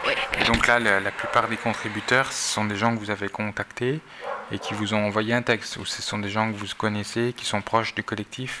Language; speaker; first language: French; native; French